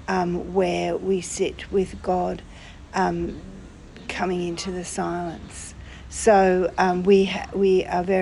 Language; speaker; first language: English; native; English